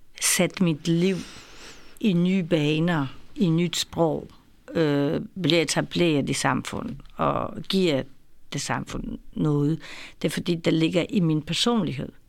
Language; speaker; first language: Danish; non-native, learner; Polish